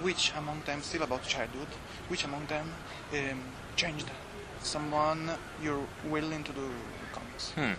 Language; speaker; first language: English; non-native, fluent; Italian